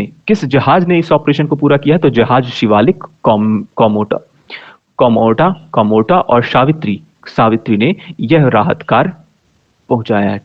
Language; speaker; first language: Hindi; native; Hindi